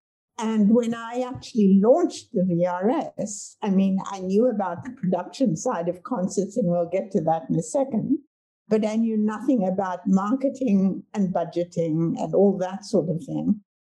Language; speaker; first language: English; native; English